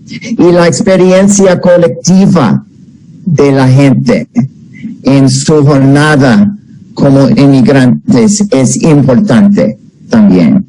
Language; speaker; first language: Spanish; non-native, fluent; English